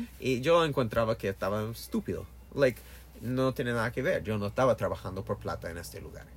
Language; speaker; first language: Spanish; non-native, learner; English